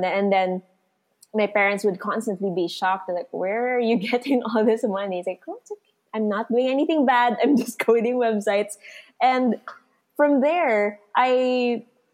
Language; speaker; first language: English; non-native, local second language; Filipino